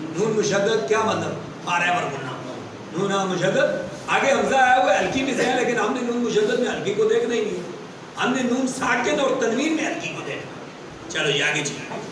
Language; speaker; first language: Urdu; non-native, local second language; Punjabi